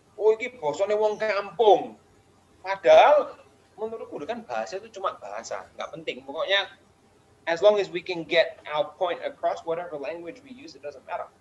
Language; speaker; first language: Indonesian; non-native, fluent; English